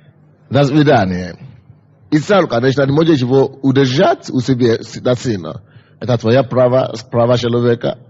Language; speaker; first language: Russian; non-native, fluent; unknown